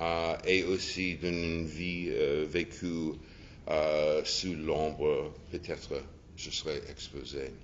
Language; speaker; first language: French; non-native, fluent; English